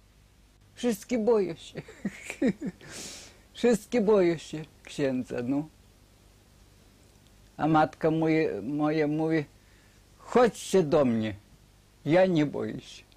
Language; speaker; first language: Polish; early bilingual, heritage; Polish